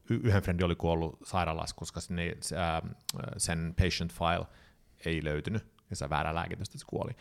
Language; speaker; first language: Finnish; early bilingual, heritage; Finnish